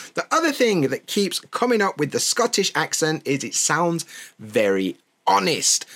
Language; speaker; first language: English; native; English